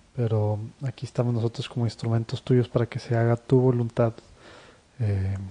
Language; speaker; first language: Spanish; native; Spanish